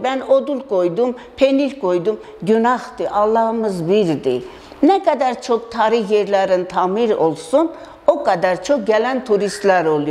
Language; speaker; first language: Turkish; non-native, learner; Armenian